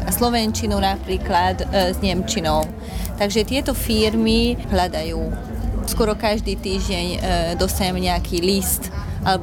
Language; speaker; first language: Slovak; non-native, local second language; Hungarian